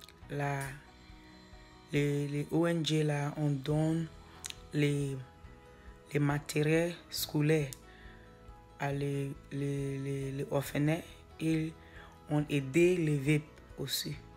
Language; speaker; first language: French; non-native, learner; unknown